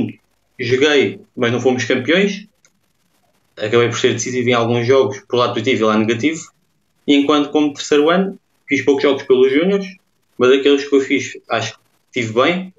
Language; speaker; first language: Portuguese; native; Portuguese